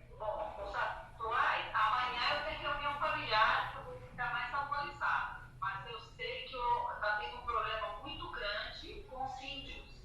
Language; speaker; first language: Portuguese; non-native, fluent; Spanish